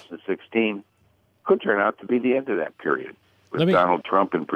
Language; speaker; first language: English; native; English